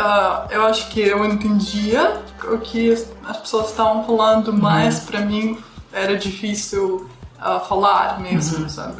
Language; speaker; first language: Portuguese; non-native, fluent; Russian